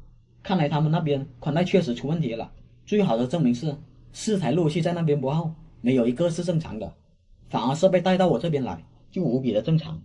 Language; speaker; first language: Chinese; native; Chinese